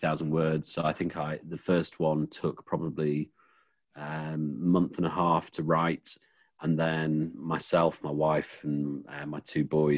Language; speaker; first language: English; native; English